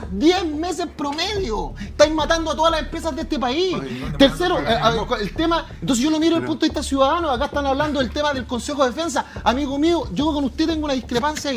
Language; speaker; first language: Spanish; native; Spanish